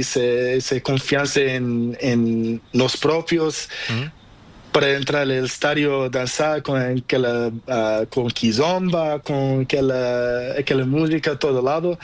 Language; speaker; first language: Spanish; non-native, learner; Portuguese